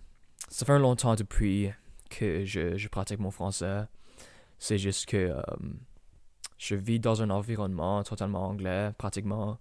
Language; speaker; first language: French; non-native, local second language; English